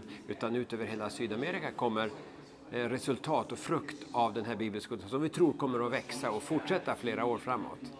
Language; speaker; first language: Swedish; native; Swedish